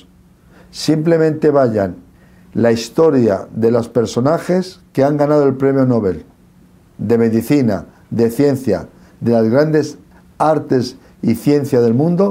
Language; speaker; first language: Spanish; native; Spanish